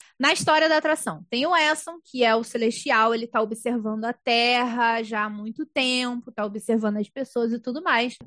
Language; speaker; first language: Portuguese; native; Portuguese